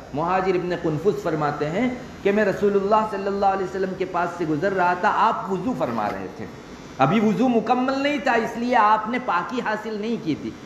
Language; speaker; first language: Urdu; non-native, local second language; Gujarati